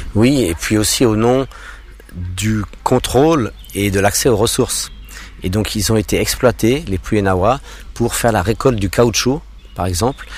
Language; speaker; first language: French; non-native, local second language; English